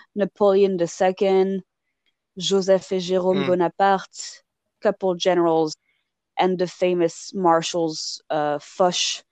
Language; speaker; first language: English; non-native, fluent; French